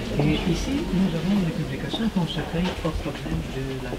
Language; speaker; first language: French; non-native, learner; Ukrainian